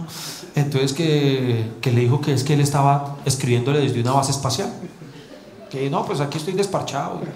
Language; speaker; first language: Spanish; native; Spanish